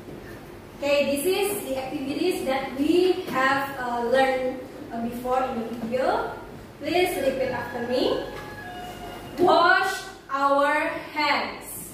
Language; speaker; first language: English; non-native, fluent; Indonesian